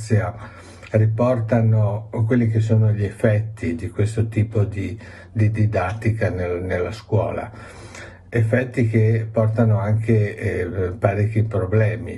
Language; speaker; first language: Italian; native; Italian